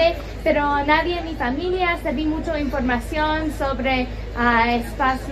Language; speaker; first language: Spanish; non-native, learner; English